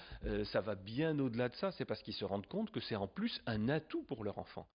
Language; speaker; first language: French; native; French